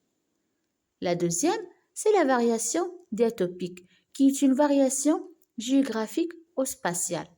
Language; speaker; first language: French; non-native, local second language; Arabic